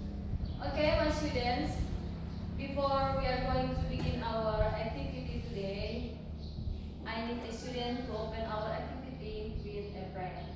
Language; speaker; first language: English; non-native, learner; Indonesian